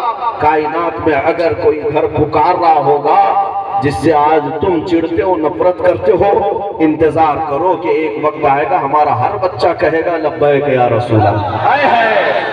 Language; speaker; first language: Urdu; native; Urdu